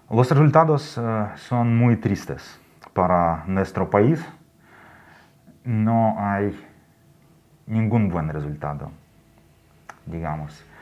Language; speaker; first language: Spanish; non-native, fluent; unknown